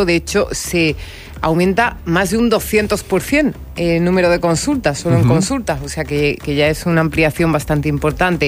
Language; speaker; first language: Spanish; native; Spanish